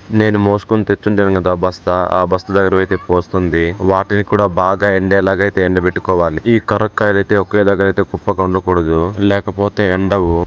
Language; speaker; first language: Telugu; non-native, local second language; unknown